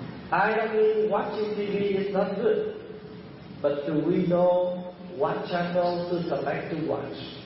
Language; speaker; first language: English; early bilingual, other home language; Vietnamese